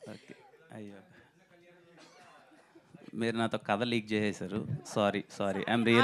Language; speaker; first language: Telugu; native; Telugu